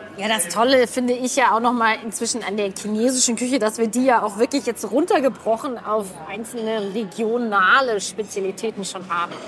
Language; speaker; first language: German; native; German